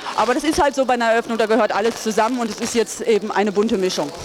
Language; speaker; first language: German; non-native, fluent; Spanish